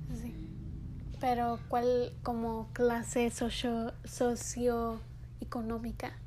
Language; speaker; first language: Spanish; early bilingual, heritage; English